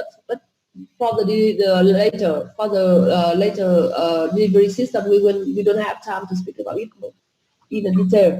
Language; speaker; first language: English; non-native, fluent; Vietnamese